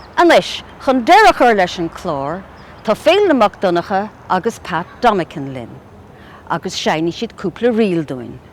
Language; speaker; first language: Irish; non-native, local second language; English